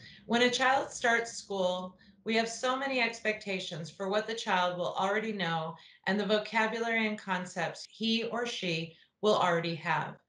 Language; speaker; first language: English; native; English